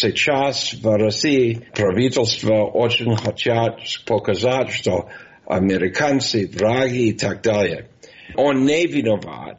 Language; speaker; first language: Russian; non-native, fluent; English